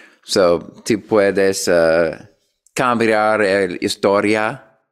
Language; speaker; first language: Spanish; non-native, learner; English